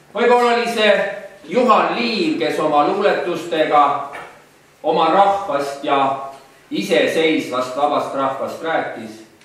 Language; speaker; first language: Estonian; native; Estonian